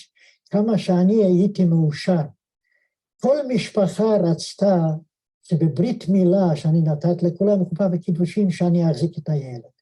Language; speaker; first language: Hebrew; non-native, fluent; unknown